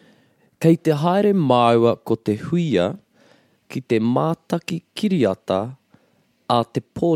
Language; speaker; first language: Māori; non-native, local second language; English